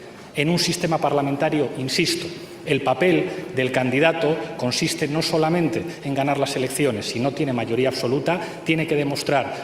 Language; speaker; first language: Spanish; native; Spanish